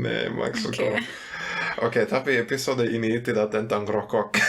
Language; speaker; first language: Indonesian; non-native, fluent; German